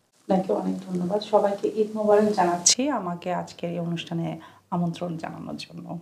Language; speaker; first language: Bangla; native; Bangla